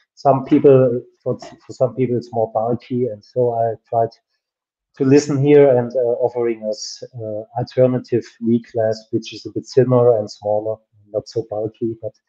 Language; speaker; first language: English; non-native, fluent; German